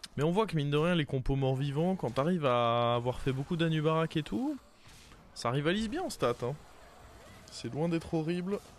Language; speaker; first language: French; native; French